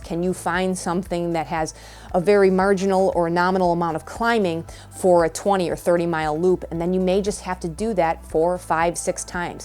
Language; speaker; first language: English; native; English